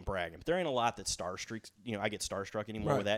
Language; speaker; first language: English; native; English